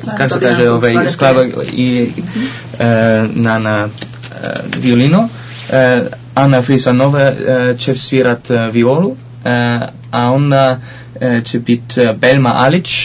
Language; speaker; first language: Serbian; non-native, learner; Dutch